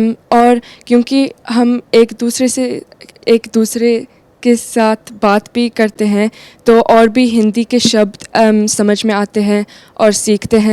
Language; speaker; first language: Hindi; early bilingual, heritage; Hindi